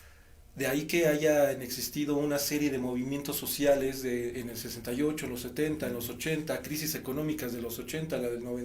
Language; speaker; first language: Spanish; native; Spanish